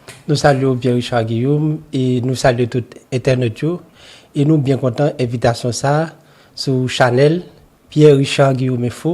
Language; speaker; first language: Haitian Creole; native; Haitian Creole